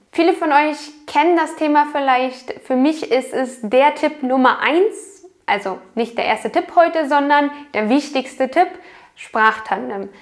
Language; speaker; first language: German; native; German